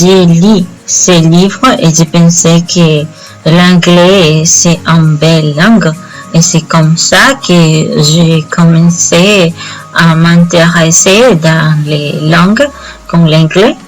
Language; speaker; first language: French; non-native, learner; Spanish